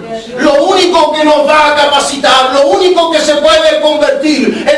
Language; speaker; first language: Spanish; native; Spanish